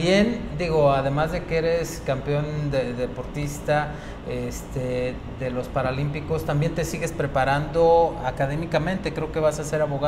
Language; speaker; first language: Spanish; native; Spanish